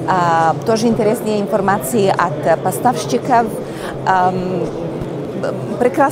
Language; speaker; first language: Russian; non-native, learner; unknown